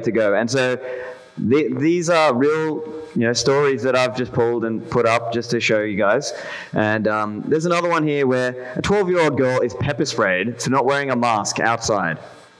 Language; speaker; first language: English; native; English